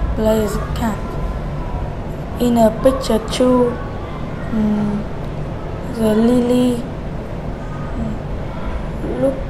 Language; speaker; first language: English; non-native, learner; Vietnamese